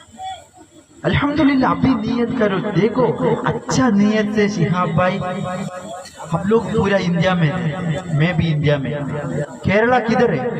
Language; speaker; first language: Hindi; non-native, learner; Malayalam